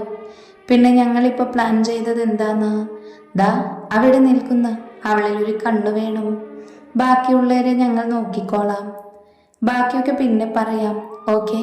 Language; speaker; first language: Malayalam; native; Malayalam